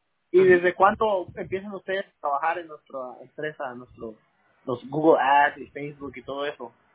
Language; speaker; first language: Spanish; native; Spanish